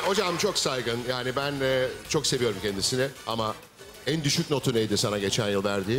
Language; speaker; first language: Turkish; native; Turkish